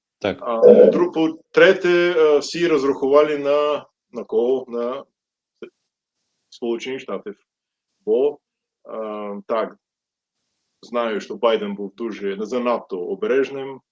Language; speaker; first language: Ukrainian; non-native, fluent; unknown